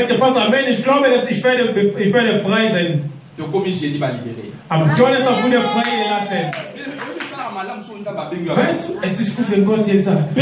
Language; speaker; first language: German; non-native, learner; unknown